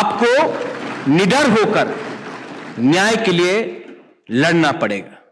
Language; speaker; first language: Hindi; non-native, local second language; Kok Borok